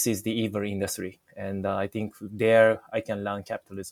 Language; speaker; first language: English; non-native, fluent; Japanese